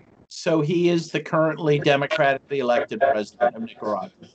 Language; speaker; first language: English; native; English